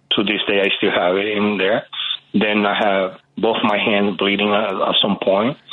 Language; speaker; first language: English; early bilingual, other home language; Spanish